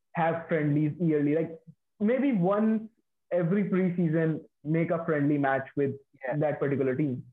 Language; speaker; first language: English; non-native, local second language; Hindi